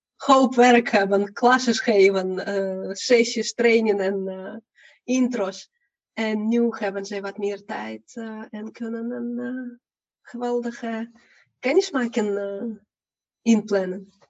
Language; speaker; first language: Dutch; non-native, fluent; Ukrainian